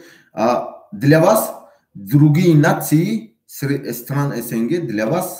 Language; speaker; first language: Russian; non-native, fluent; Tajik